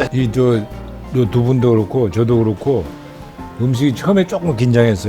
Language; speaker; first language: Korean; native; Korean